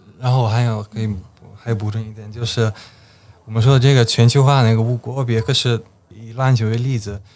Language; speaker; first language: Chinese; non-native, fluent; Slovenian